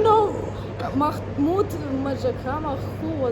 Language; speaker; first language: English; non-native, learner; Russian